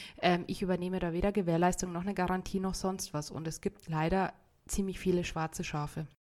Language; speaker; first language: German; native; German